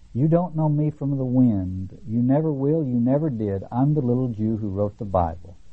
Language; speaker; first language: English; native; English